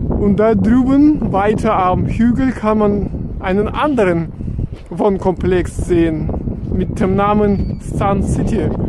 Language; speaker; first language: German; non-native, fluent; Russian